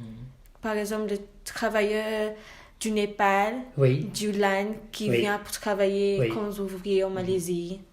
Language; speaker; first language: French; non-native, learner; Malay